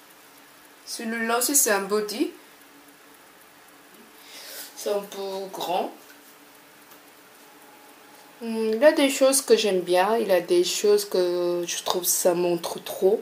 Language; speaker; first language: French; non-native, fluent; Korean